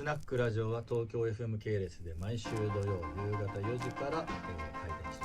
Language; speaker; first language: Japanese; native; Japanese